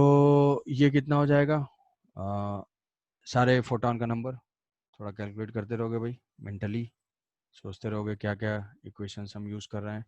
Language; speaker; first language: Hindi; native; Hindi